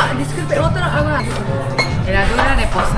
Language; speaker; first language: Spanish; non-native, fluent; Japanese